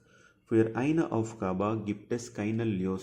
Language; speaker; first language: German; non-native, fluent; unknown